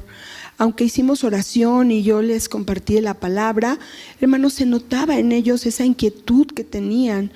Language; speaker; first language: Spanish; native; Spanish